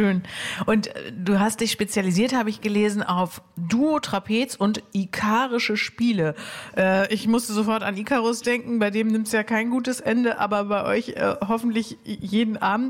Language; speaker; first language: German; native; German